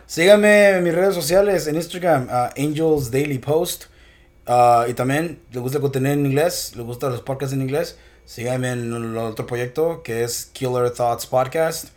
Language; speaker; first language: Spanish; early bilingual, heritage; Spanish